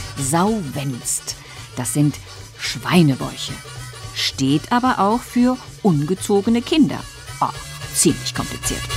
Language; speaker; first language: German; native; German